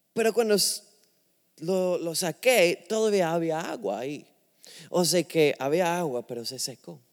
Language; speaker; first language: Spanish; non-native, fluent; English